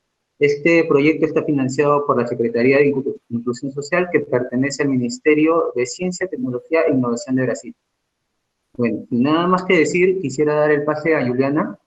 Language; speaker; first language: Spanish; native; Spanish